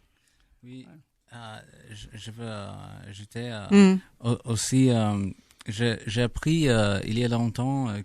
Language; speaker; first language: French; non-native, learner; English